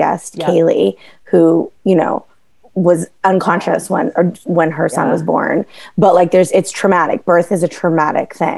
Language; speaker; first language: English; native; English